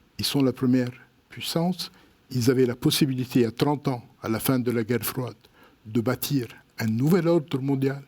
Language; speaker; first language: French; non-native, local second language; Arabic